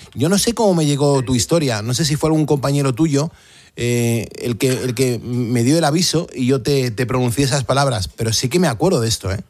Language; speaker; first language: Spanish; native; Spanish